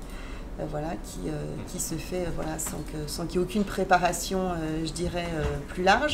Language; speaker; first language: French; native; French